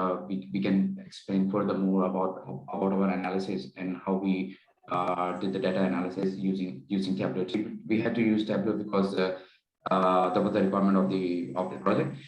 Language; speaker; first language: English; non-native, local second language; Urdu